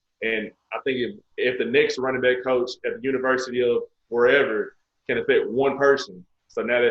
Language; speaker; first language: English; native; English